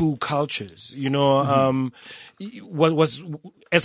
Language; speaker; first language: English; non-native, local second language; Tswana